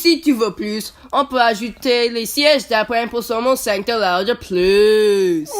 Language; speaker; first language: French; non-native, learner; English